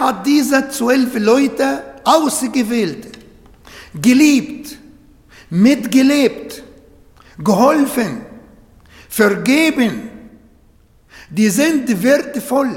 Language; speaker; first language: German; non-native, fluent; Arabic